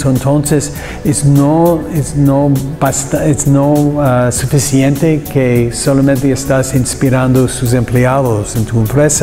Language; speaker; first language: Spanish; non-native, learner; English